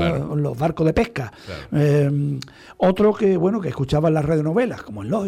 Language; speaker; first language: Spanish; native; Spanish